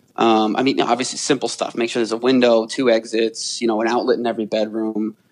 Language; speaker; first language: English; native; English